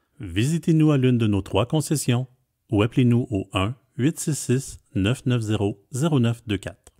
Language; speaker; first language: French; native; French